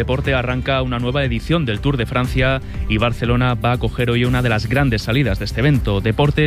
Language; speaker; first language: Spanish; native; Spanish